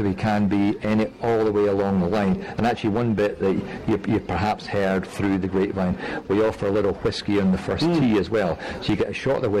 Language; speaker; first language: English; native; English